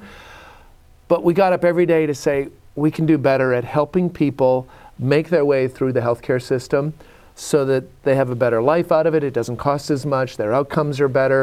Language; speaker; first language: English; native; English